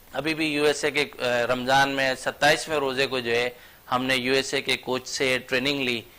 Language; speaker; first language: Urdu; native; Urdu